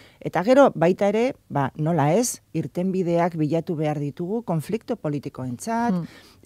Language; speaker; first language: Basque; non-native, local second language; Spanish